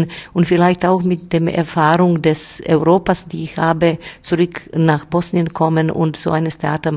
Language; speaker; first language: German; non-native, fluent; Bosnian